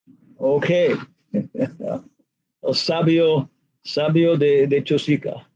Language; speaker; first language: Spanish; non-native, fluent; English